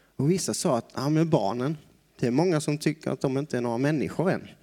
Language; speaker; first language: Swedish; native; Swedish